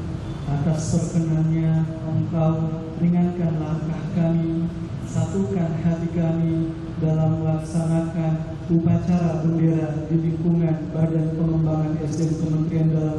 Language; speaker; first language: Indonesian; native; Indonesian